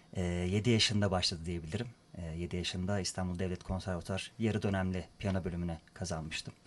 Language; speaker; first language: Turkish; native; Turkish